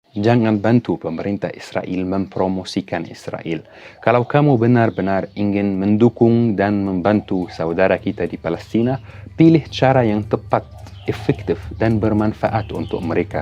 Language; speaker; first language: Indonesian; non-native, fluent; Arabic